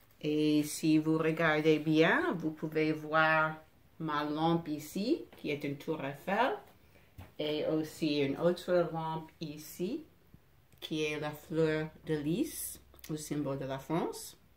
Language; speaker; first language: French; non-native, fluent; English